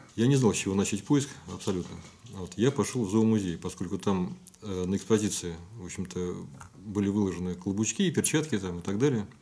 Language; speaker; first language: Russian; native; Russian